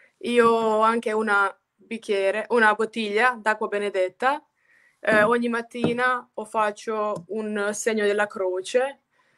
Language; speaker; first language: Italian; non-native, fluent; Croatian